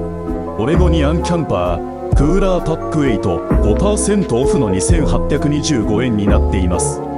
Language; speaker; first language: Japanese; native; Japanese